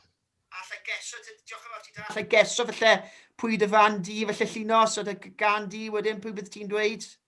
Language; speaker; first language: Welsh; native; Welsh